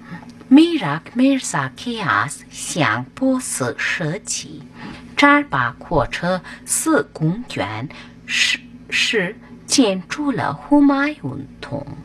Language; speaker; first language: Chinese; non-native, learner; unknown